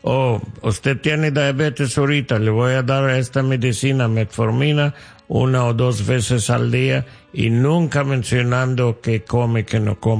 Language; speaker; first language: Spanish; non-native, fluent; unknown